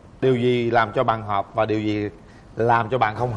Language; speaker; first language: Vietnamese; native; Vietnamese